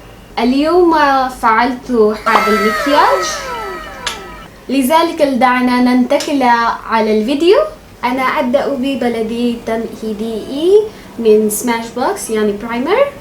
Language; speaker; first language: Arabic; non-native, local second language; Bangla